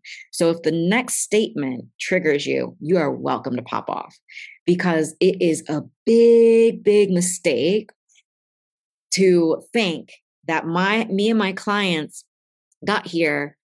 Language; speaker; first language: English; native; English